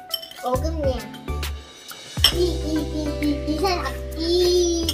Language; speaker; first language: Korean; native; Korean